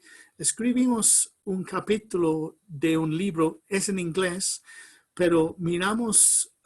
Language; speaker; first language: Spanish; non-native, fluent; English